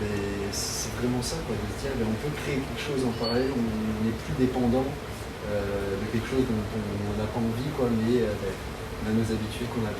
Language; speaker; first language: French; native; French